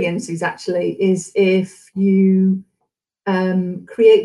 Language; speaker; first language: English; native; English